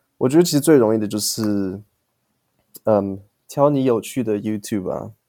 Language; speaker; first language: Chinese; native; Chinese